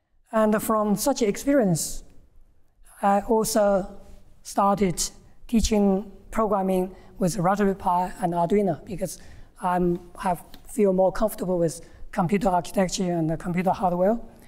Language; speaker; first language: English; non-native, fluent; Chinese